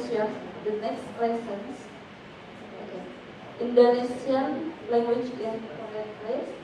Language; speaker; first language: English; non-native, learner; Indonesian